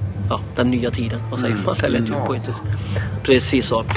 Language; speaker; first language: Swedish; native; Swedish